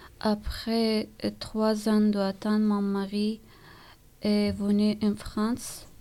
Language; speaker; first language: French; non-native, learner; Persian